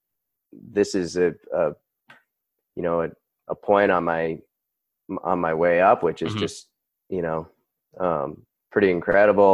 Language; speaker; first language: English; native; English